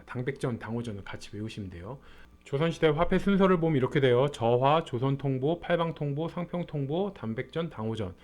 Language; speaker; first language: Korean; native; Korean